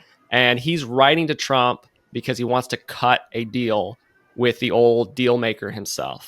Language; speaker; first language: English; native; English